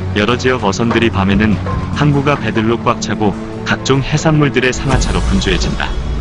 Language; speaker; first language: Korean; native; Korean